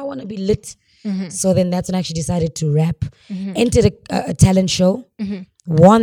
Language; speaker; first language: English; non-native, local second language; Xhosa